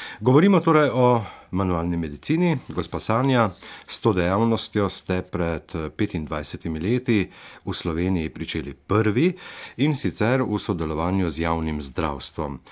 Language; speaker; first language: Slovenian; native; Slovenian